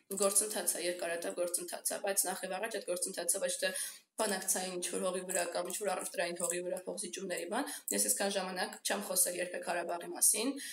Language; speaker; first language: Armenian; native; Armenian